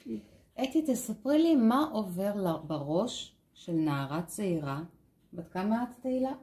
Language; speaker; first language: Hebrew; native; Hebrew